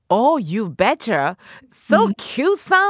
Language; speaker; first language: English; non-native, learner; Japanese